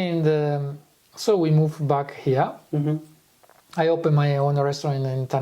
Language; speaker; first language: English; non-native, fluent; Italian